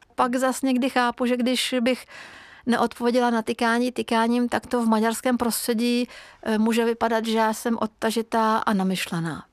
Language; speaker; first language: Czech; non-native, fluent; Hungarian